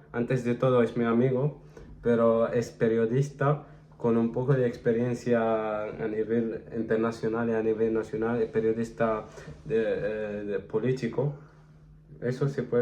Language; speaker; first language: Spanish; non-native, fluent; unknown